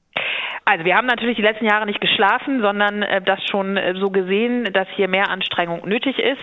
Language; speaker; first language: German; native; German